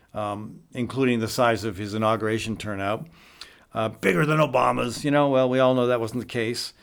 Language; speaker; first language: English; native; English